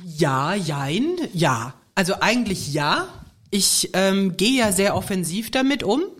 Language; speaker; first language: German; native; German